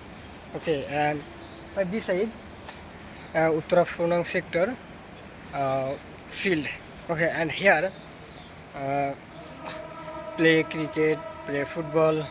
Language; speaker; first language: English; non-native, learner; Bangla